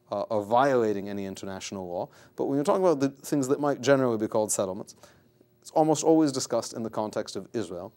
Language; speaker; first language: English; native; English